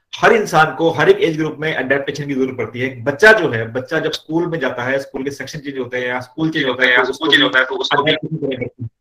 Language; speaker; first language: Hindi; native; Hindi